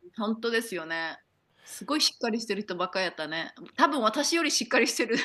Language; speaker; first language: Japanese; early bilingual, heritage; Japanese